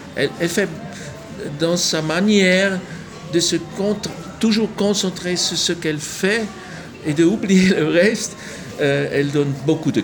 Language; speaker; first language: French; non-native, local second language; German